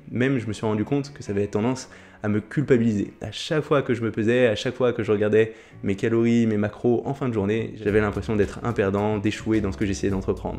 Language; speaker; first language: French; native; French